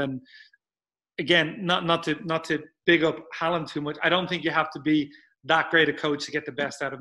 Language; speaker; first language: English; native; English